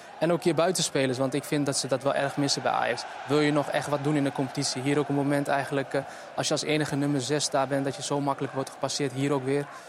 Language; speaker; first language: Dutch; early bilingual, other home language; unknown